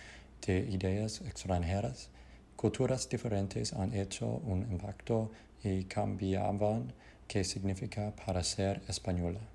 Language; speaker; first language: Spanish; non-native, learner; English